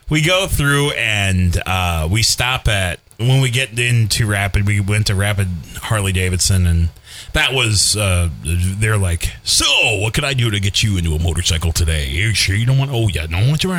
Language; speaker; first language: English; native; English